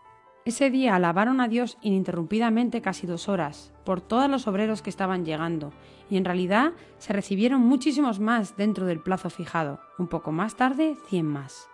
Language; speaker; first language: Spanish; native; Spanish